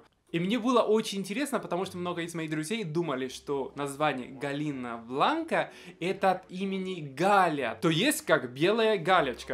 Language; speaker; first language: Russian; non-native, fluent; Spanish